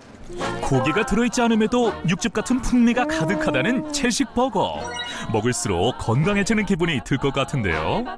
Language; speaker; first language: Korean; native; Korean